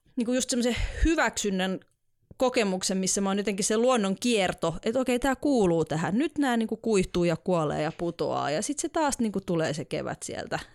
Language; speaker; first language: Finnish; native; Finnish